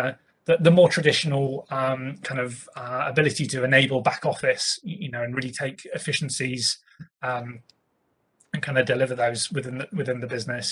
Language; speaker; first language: English; native; English